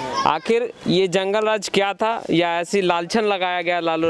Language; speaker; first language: Hindi; native; Hindi